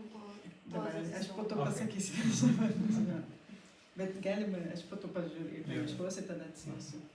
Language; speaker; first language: Lithuanian; non-native, learner; Portuguese